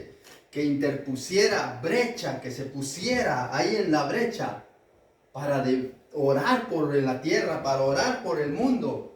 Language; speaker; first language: Spanish; native; Spanish